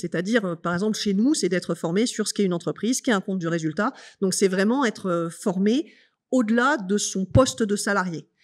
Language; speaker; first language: French; native; French